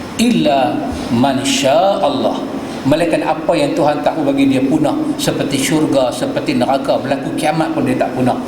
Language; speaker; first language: Malay; native; Malay